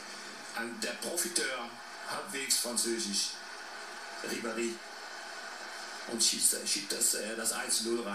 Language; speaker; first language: German; native; German